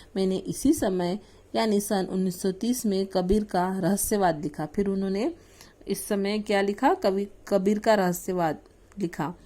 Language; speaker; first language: Hindi; non-native, local second language; Marathi